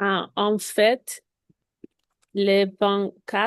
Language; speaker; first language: French; non-native, learner; Spanish